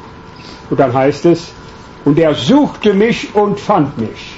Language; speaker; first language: German; native; German